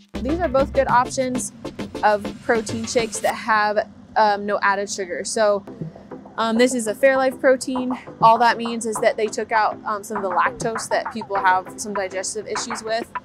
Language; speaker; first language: English; native; English